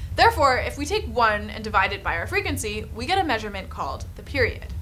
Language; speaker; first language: English; native; English